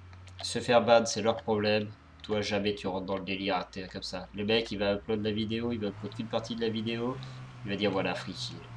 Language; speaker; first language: French; native; French